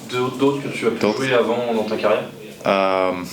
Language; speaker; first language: French; native; French